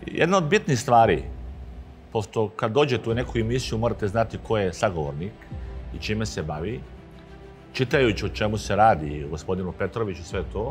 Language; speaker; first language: Serbian; native; Serbian